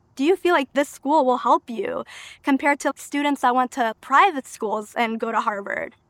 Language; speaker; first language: English; early bilingual, other home language; Albanian